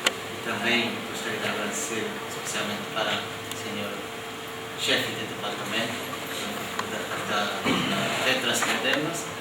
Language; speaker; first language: Portuguese; non-native, fluent; Japanese